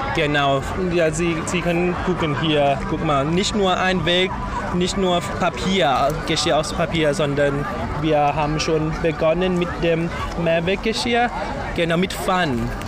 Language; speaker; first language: German; non-native, learner; Thai